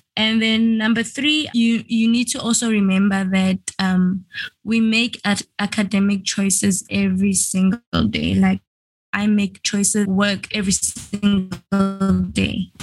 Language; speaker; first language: English; non-native, local second language; Venda